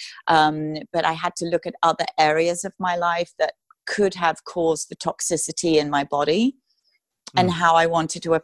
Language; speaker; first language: English; native; English